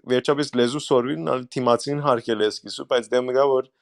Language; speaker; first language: Armenian; early bilingual, heritage; Armenian